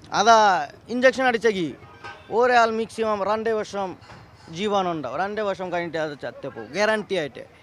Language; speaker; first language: Malayalam; non-native, local second language; Bangla